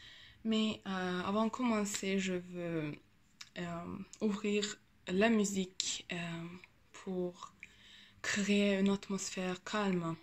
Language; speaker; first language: French; non-native, learner; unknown